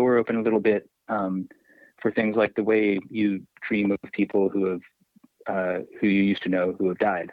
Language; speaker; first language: English; native; English